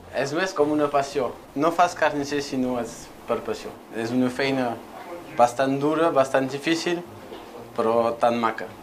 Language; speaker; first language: Catalan; non-native, local second language; French